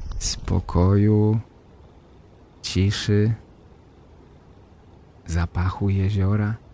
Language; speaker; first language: Polish; native; Polish